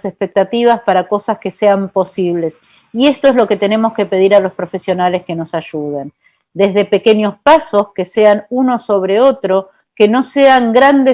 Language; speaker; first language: Spanish; native; Spanish